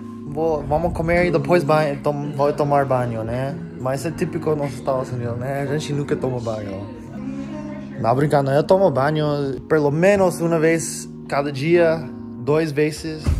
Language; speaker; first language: Portuguese; non-native, learner; English